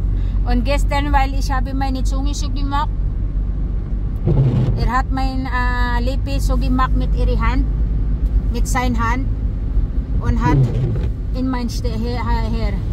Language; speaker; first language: German; non-native, learner; Filipino